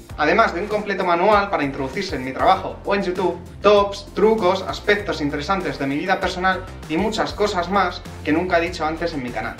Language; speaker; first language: Spanish; native; Spanish